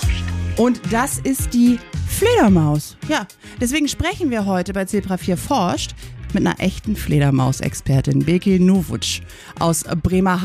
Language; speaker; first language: German; native; German